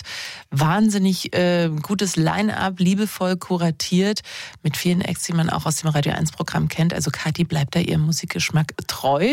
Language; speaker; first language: German; native; German